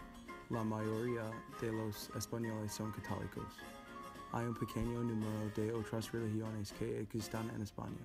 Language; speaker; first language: Spanish; non-native, learner; English